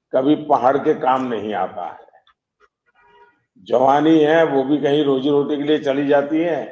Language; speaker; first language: Hindi; non-native, local second language; Gujarati